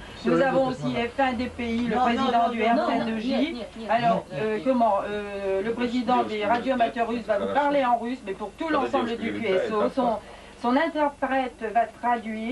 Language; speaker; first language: French; native; French